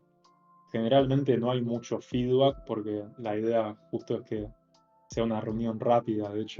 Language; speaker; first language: Spanish; native; Spanish